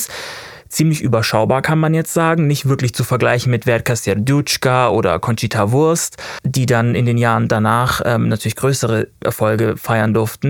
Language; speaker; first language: German; native; German